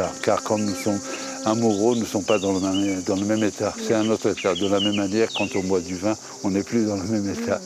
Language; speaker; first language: French; non-native, fluent; Persian